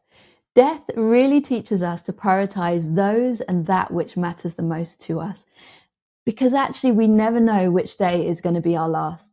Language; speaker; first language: English; native; English